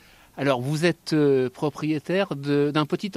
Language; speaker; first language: French; native; French